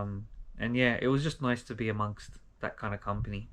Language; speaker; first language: English; native; English